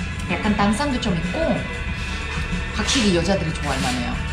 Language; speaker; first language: Korean; non-native, fluent; Uzbek